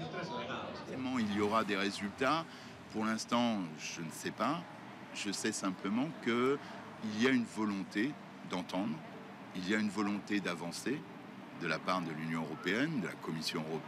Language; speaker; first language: French; native; French